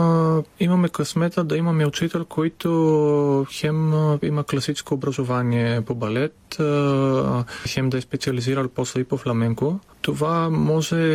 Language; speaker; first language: Bulgarian; non-native, fluent; Greek